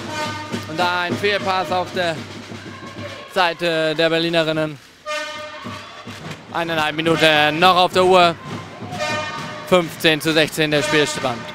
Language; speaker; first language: German; native; German